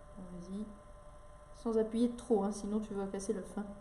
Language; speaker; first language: French; native; French